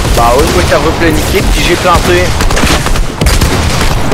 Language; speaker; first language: French; native; French